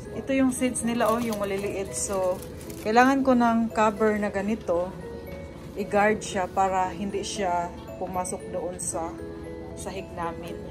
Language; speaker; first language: Filipino; non-native, local second language; Cebuano